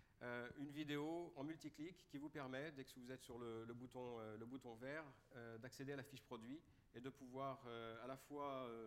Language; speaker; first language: French; native; French